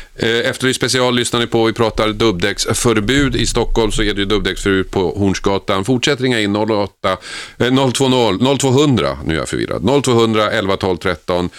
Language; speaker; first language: Swedish; native; Swedish